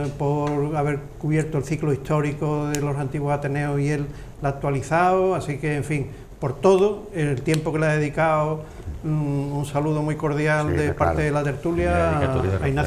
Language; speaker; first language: Spanish; native; Spanish